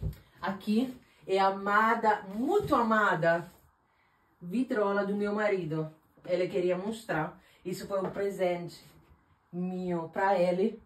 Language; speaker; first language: Portuguese; non-native, fluent; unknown